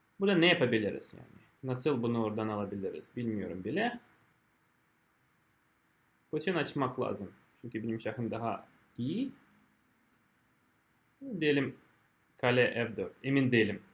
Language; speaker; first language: Turkish; non-native, fluent; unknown